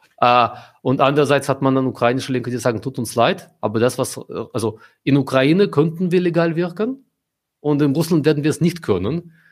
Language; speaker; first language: German; non-native, fluent; Russian